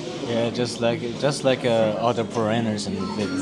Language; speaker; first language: English; non-native, fluent; Mongolian